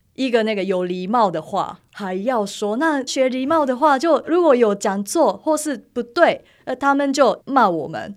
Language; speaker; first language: Chinese; non-native, fluent; Japanese